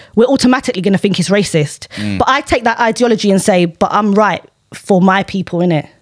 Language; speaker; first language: English; native; English